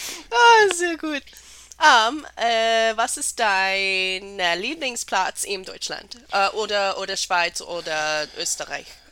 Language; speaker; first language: German; non-native, learner; English